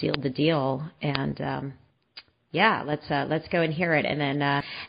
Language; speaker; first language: English; native; English